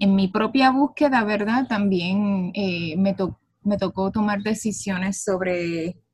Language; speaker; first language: Spanish; native; Spanish